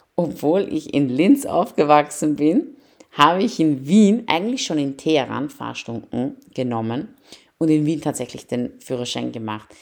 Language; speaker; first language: German; early bilingual, other home language; Persian